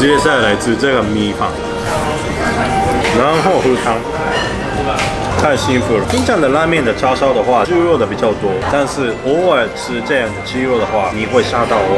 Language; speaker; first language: Chinese; non-native, fluent; Japanese